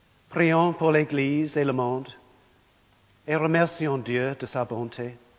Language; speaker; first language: French; non-native, learner; English